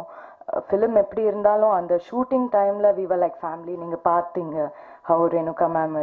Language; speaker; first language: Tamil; non-native, fluent; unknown